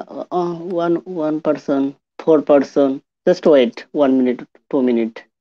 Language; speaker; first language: English; non-native, local second language; Bangla